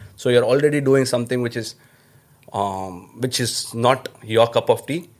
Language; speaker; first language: English; non-native, local second language; Tamil